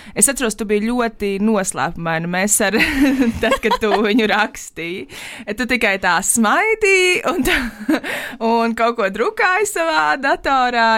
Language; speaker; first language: Latvian; native; Latvian